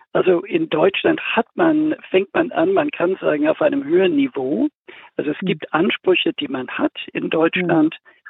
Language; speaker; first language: German; non-native, fluent; English